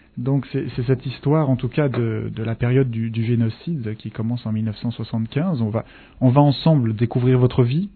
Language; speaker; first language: French; native; French